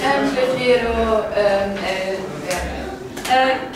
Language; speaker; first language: Spanish; non-native, learner; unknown